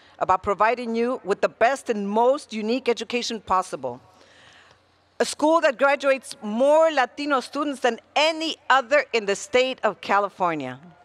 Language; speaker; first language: English; early bilingual, other home language; Spanish